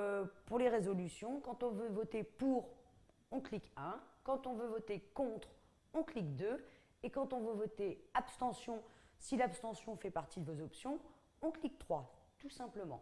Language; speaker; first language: French; native; French